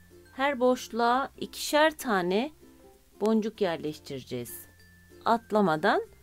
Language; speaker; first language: Turkish; native; Turkish